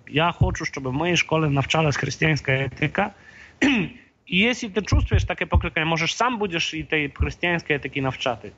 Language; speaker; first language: Ukrainian; non-native, fluent; Polish